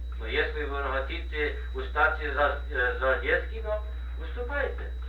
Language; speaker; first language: Russian; non-native, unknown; English